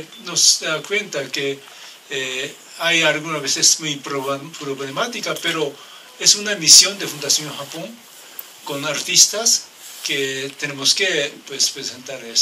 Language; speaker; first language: Spanish; non-native, learner; Japanese